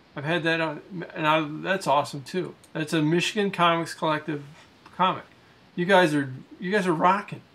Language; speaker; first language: English; native; English